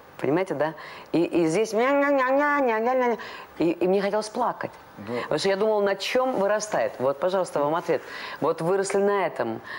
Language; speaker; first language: Russian; non-native, local second language; Latvian